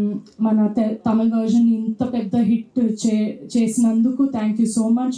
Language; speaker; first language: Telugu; non-native, fluent; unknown